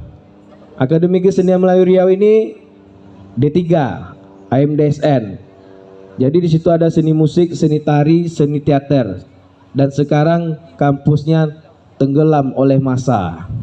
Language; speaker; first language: Indonesian; native; Indonesian